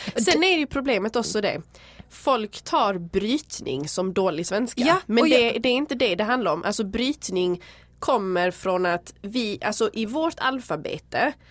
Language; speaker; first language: Swedish; early bilingual, other home language; Serbian